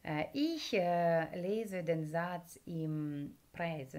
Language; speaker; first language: German; non-native, fluent; Ukrainian